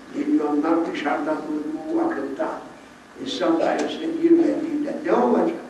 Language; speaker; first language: Turkish; native; Turkish